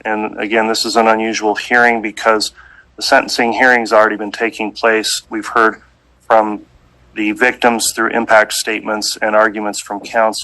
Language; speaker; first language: English; native; English